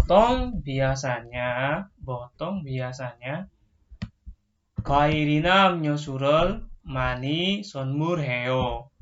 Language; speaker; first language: Korean; non-native, fluent; Indonesian